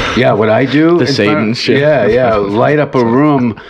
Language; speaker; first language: English; native; English